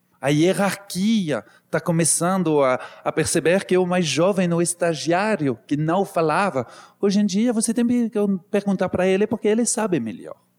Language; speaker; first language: Portuguese; non-native, fluent; French